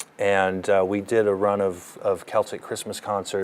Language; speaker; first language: English; early bilingual, other home language; German